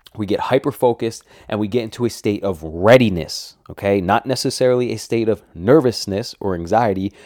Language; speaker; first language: English; native; English